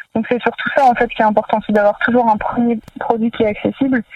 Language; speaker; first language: French; native; French